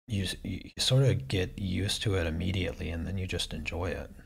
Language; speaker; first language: English; native; English